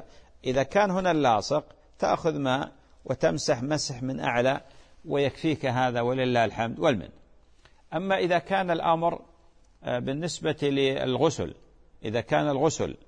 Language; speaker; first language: Arabic; native; Arabic